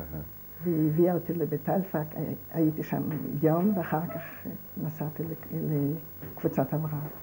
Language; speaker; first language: Hebrew; non-native, fluent; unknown